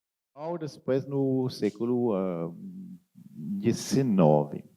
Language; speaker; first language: Portuguese; non-native, fluent; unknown